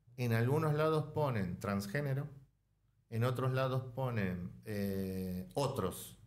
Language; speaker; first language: Spanish; native; Spanish